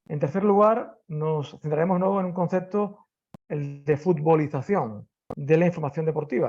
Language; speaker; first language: Spanish; native; Spanish